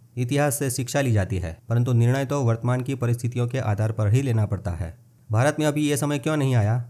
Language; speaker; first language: Hindi; non-native, local second language; Gujarati